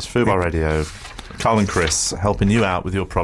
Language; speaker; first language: English; native; English